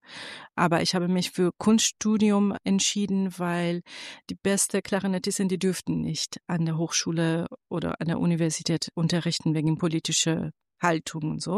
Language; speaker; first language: German; non-native, fluent; Persian